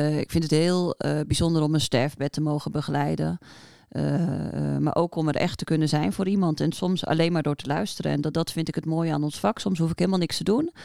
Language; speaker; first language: Dutch; native; Dutch